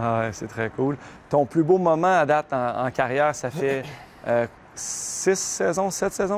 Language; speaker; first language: French; native; French